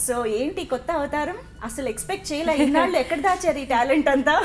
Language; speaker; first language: Telugu; native; Telugu